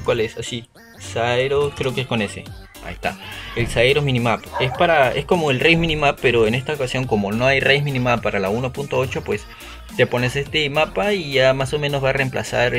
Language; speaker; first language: Spanish; native; Spanish